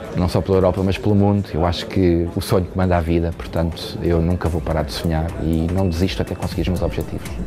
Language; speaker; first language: Portuguese; native; Portuguese